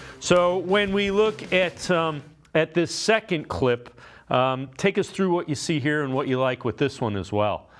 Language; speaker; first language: English; native; English